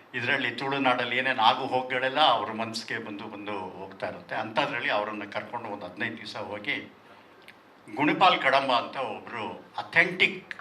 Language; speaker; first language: Kannada; non-native, local second language; Tulu